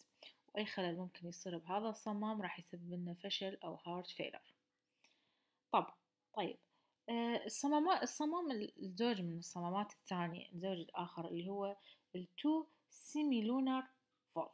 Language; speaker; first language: Arabic; native; Arabic